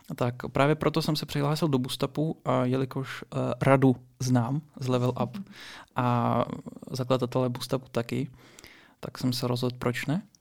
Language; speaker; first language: Czech; early bilingual, other home language; Russian